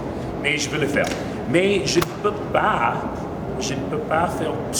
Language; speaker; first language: French; non-native, learner; English